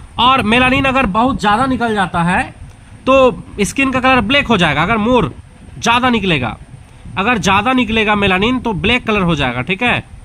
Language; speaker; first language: Hindi; native; Hindi